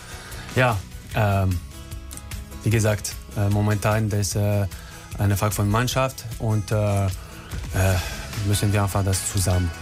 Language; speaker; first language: German; non-native, learner; French